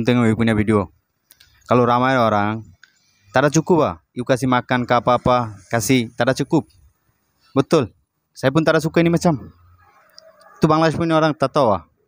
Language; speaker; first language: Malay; non-native, learner; Bangla